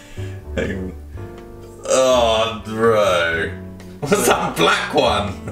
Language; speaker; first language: English; native; English